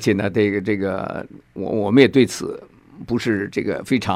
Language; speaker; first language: Chinese; native; Chinese